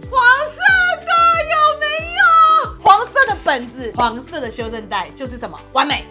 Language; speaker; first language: Chinese; native; Chinese